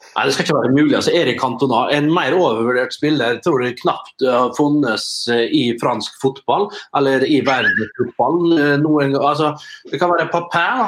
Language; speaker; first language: Norwegian; native; Norwegian